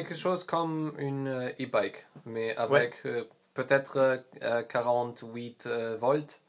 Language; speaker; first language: French; non-native, learner; Polish